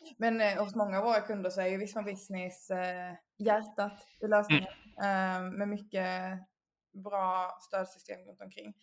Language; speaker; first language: Swedish; native; Swedish